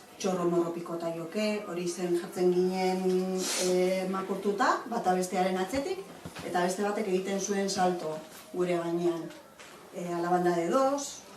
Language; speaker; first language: Basque; non-native, local second language; Spanish